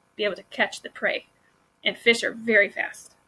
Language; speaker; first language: English; native; English